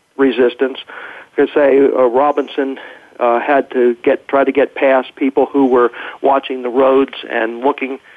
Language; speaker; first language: English; native; English